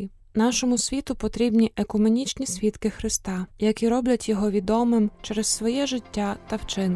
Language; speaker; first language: Ukrainian; native; Ukrainian